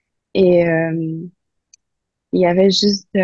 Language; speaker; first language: French; non-native, local second language; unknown